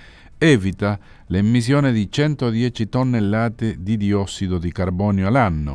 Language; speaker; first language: Italian; non-native, fluent; Spanish